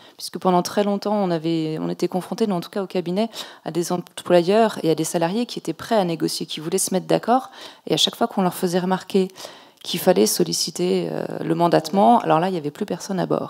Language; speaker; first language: French; native; French